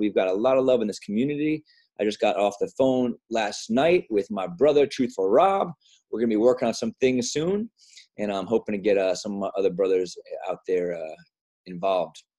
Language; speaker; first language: English; native; English